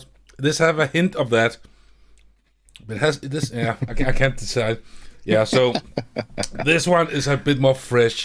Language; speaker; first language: English; non-native, fluent; Danish